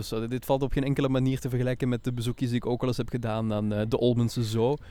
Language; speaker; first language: Dutch; native; Dutch